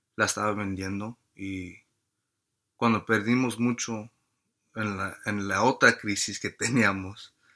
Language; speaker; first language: Spanish; early bilingual, heritage; Spanish